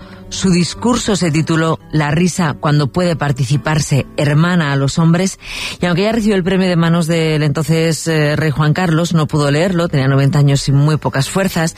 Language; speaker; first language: Spanish; native; Spanish